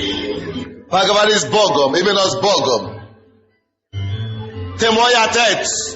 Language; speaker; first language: Russian; non-native, fluent; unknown